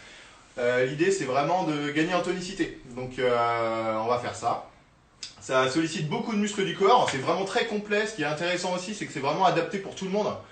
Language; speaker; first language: French; native; French